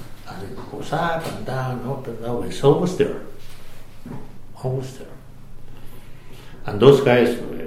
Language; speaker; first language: English; non-native, fluent; Spanish